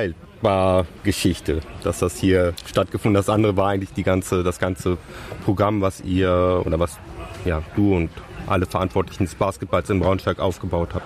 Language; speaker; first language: German; native; German